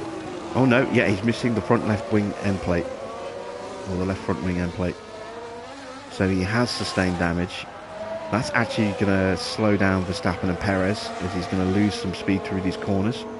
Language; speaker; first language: English; native; English